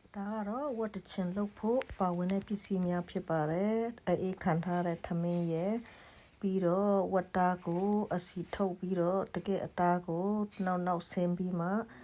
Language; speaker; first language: Burmese; non-native, local second language; Shan